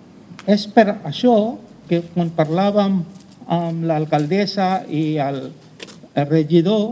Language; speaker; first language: Catalan; non-native, local second language; Spanish